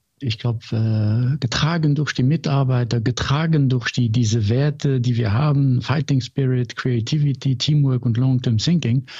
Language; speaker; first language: German; non-native, local second language; Luxembourgish